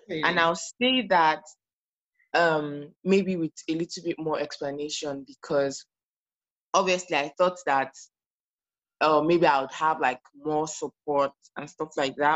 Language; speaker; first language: English; non-native, local second language; Yoruba